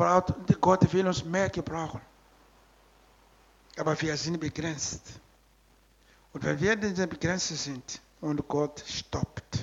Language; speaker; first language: German; non-native, learner; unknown